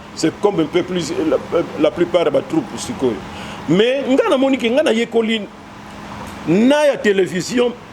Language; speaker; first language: Lingala; native; Lingala